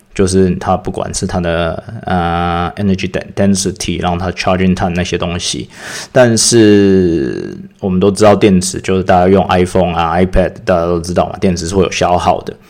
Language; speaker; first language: Chinese; native; Chinese